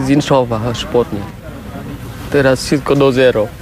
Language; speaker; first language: Polish; non-native, learner; Vietnamese